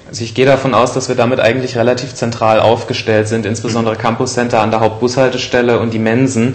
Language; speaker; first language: German; native; German